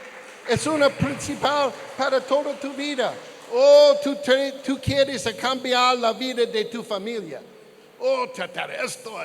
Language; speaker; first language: Spanish; non-native, learner; English